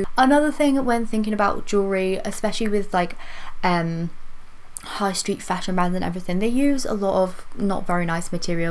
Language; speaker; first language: English; native; English